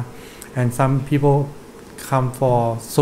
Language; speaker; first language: English; non-native, learner; Thai